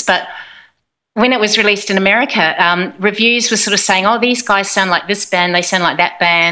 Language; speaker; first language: English; native; English